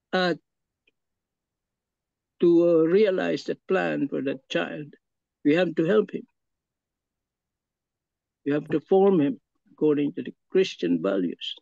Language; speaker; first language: English; non-native, local second language; Filipino